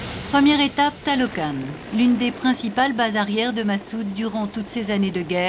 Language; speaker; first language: French; native; French